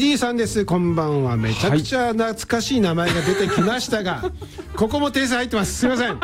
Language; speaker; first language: Japanese; native; Japanese